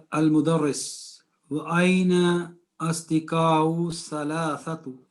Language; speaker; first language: Arabic; non-native, learner; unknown